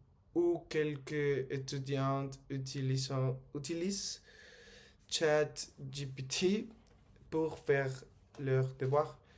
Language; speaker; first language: French; non-native, learner; Spanish